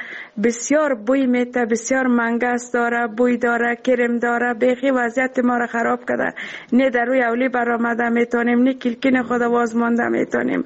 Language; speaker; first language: Persian; native; Persian